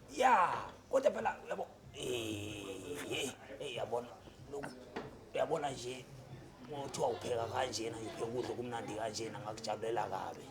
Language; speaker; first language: Zulu; native; Zulu